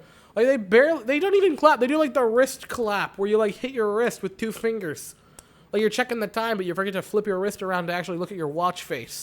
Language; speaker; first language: English; native; English